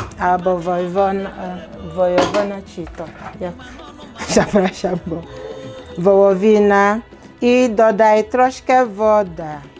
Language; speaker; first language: Polish; non-native, learner; Igbo